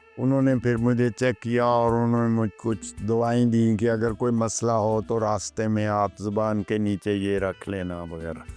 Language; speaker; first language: Urdu; non-native, local second language; Punjabi